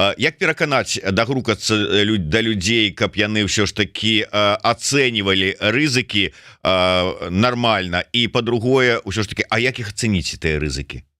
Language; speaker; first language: Belarusian; native; Belarusian